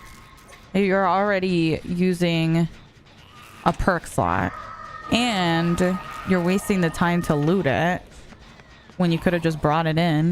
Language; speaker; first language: English; early bilingual, heritage; Spanish